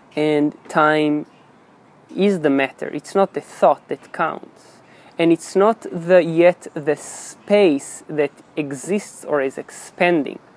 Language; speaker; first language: English; non-native, fluent; Hebrew